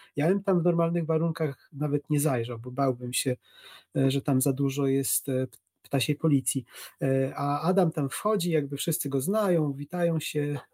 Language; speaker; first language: Polish; native; Polish